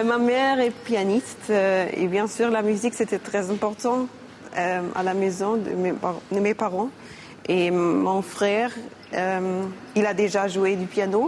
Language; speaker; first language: French; non-native, learner; German